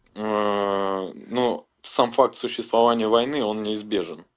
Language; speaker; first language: Russian; native; Russian